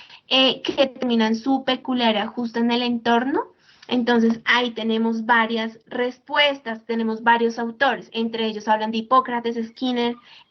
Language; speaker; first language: Spanish; native; Spanish